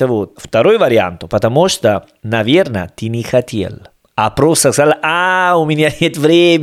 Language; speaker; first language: Russian; non-native, learner; Italian